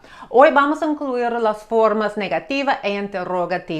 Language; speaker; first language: Spanish; non-native, fluent; English